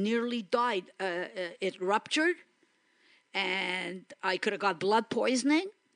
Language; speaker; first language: English; early bilingual, other home language; Greek